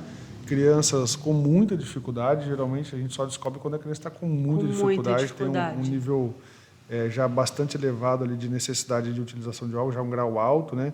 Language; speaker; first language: Portuguese; native; Portuguese